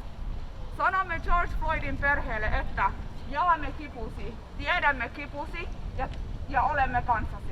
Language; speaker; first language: Finnish; early bilingual, other home language; Somali